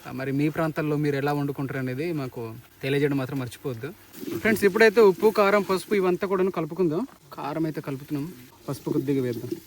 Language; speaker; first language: Telugu; native; Telugu